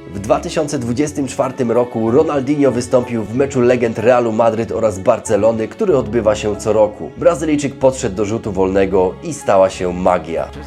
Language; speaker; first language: Polish; native; Polish